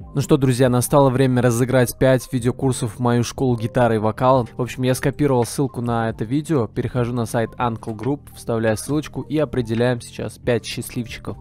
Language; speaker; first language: Russian; native; Russian